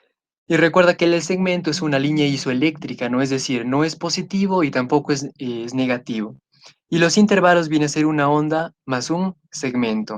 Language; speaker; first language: Spanish; native; Spanish